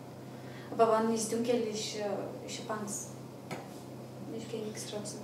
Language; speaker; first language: German; non-native, learner; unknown